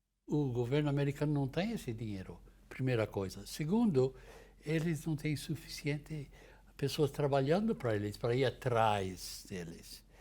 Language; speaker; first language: Portuguese; non-native, fluent; English